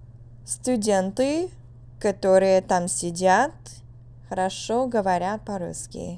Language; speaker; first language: Russian; non-native, fluent; English